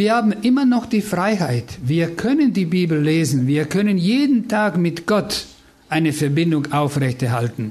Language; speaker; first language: German; non-native, fluent; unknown